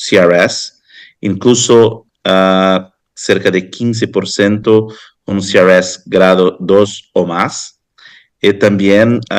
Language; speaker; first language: Spanish; non-native, fluent; Portuguese